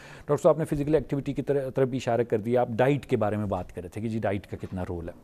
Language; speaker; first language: Urdu; native; Urdu